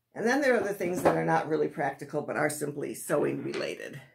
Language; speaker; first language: English; native; English